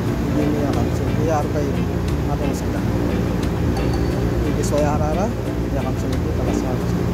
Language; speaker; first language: Arabic; non-native, learner; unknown